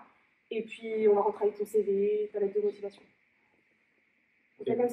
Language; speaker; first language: French; native; French